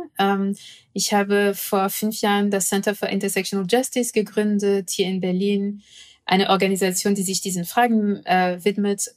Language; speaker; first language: German; non-native, fluent; French